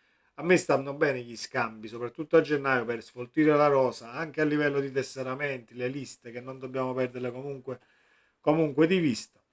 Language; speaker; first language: Italian; native; Italian